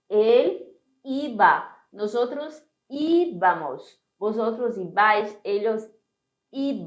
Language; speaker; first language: Spanish; non-native, fluent; Portuguese